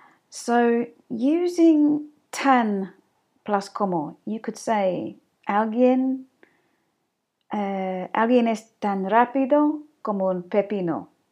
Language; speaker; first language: Spanish; non-native, learner; English